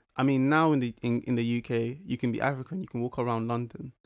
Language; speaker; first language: English; early bilingual, other home language; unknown